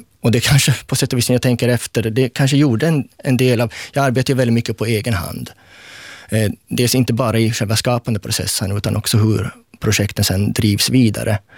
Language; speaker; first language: Swedish; native; Swedish